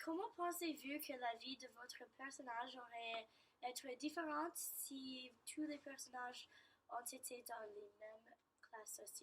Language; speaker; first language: French; non-native, learner; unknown